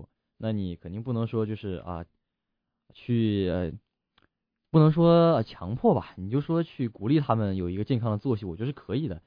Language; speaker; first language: Chinese; native; Chinese